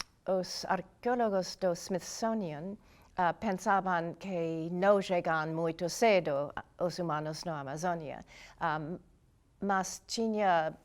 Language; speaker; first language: Portuguese; non-native, fluent; English